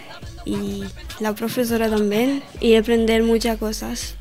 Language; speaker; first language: Spanish; non-native, learner; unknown